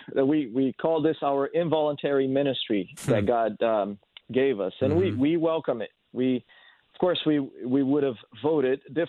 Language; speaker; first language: English; non-native, fluent; Portuguese